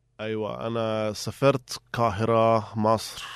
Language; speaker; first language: Arabic; early bilingual, heritage; Arabic